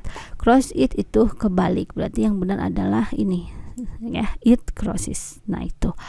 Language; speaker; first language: Indonesian; native; Indonesian